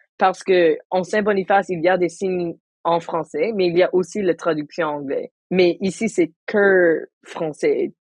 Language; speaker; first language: French; non-native, local second language; Tamil